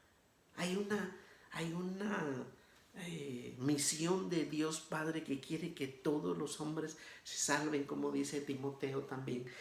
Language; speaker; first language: Spanish; native; Spanish